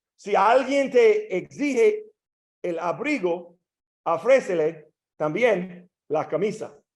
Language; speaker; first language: Spanish; non-native, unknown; English